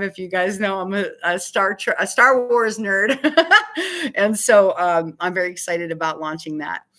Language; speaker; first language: English; native; English